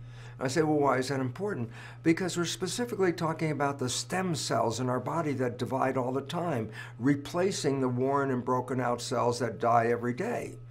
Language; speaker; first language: English; native; English